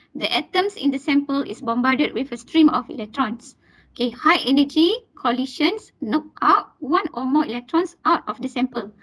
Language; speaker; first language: English; non-native, local second language; Malay